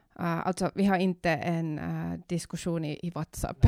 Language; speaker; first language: Swedish; non-native, local second language; Finnish